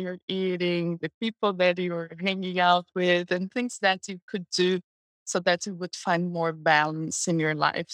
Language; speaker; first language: English; non-native, fluent; Portuguese